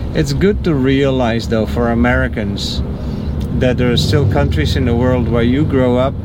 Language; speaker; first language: English; non-native, fluent; Dutch